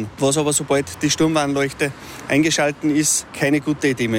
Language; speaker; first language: German; native; German